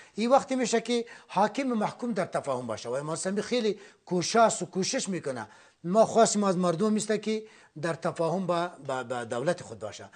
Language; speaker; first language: Persian; non-native, local second language; Pashto